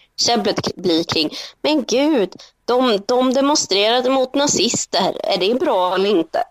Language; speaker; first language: Swedish; early bilingual, other home language; Spanish